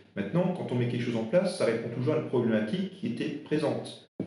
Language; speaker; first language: French; non-native, local second language; Swiss German